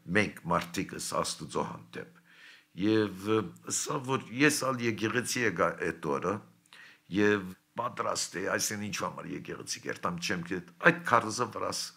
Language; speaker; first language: Armenian; early bilingual, heritage; Armenian